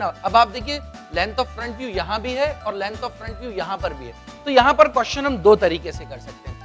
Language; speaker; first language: Hindi; native; Hindi